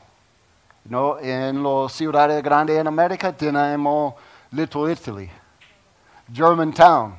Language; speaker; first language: Spanish; non-native, learner; English